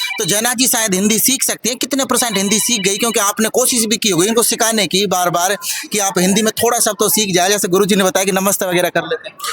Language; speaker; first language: Hindi; native; Hindi